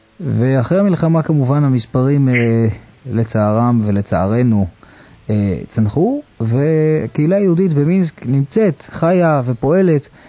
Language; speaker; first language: Hebrew; native; Hebrew